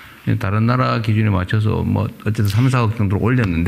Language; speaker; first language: Korean; native; Korean